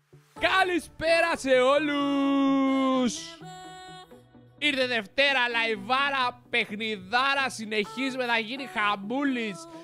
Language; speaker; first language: Greek; native; Greek